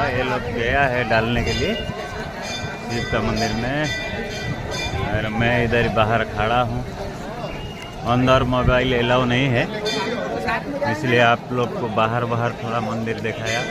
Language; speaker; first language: Hindi; non-native, local second language; Odia